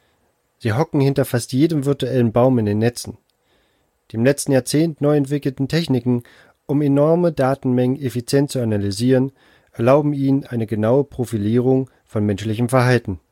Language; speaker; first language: German; native; German